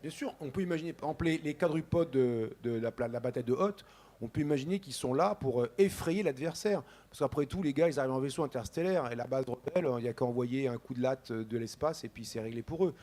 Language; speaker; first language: French; native; French